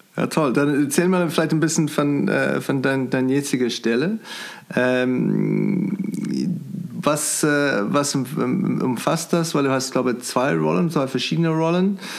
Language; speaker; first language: German; non-native, fluent; English